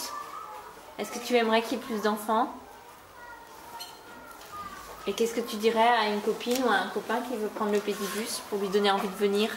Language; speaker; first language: French; native; French